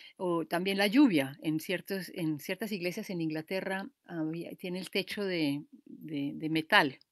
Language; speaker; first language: Spanish; native; Spanish